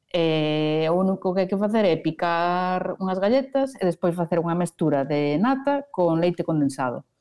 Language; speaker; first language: Galician; non-native, local second language; Spanish